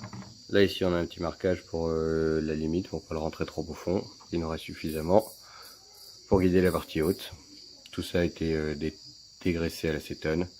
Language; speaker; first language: French; native; French